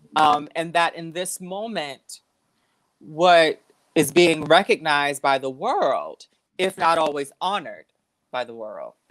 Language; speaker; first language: English; native; English